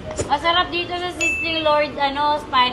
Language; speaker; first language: Filipino; native; Filipino